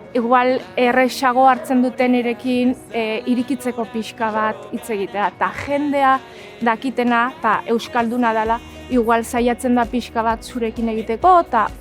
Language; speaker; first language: Basque; non-native, learner; Romanian